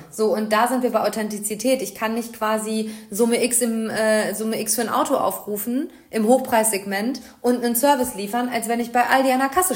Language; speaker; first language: German; native; German